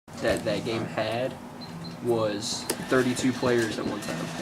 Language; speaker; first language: English; native; English